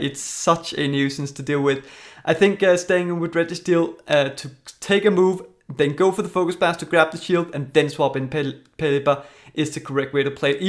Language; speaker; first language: English; native; English